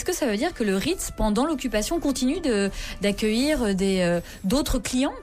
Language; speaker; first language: French; native; French